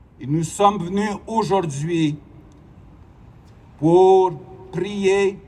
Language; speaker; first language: French; non-native, local second language; Ukrainian